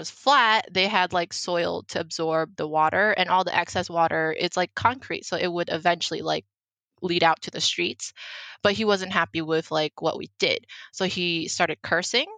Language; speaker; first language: English; early bilingual, other home language; Chinese